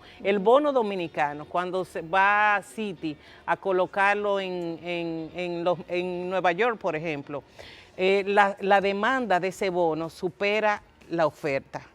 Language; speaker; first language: Spanish; native; Spanish